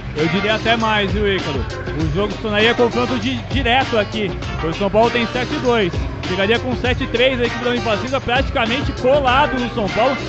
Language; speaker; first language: Portuguese; native; Portuguese